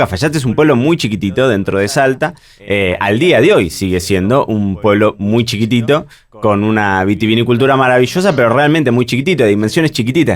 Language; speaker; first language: Spanish; native; Spanish